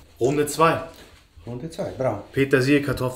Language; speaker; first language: German; native; German